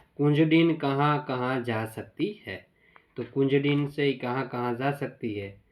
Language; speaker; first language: Hindi; non-native, local second language; Gujarati